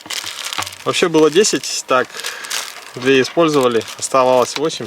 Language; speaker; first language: Russian; native; Russian